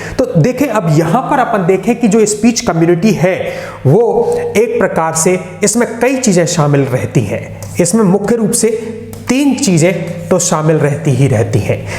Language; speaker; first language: Hindi; native; Hindi